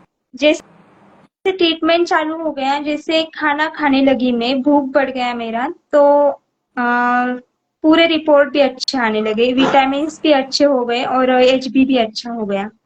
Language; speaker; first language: Hindi; native; Hindi